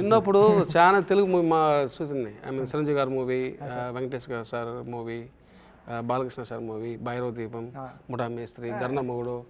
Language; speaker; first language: Telugu; non-native, learner; Tamil